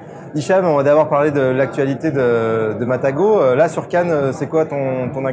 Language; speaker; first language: French; native; French